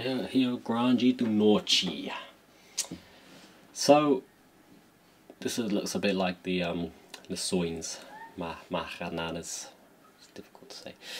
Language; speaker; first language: English; native; English